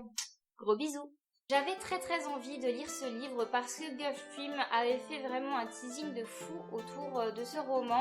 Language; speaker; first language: French; native; French